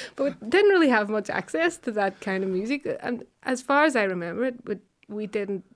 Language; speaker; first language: English; native; English